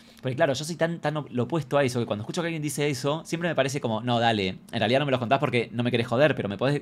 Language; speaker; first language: Spanish; native; Spanish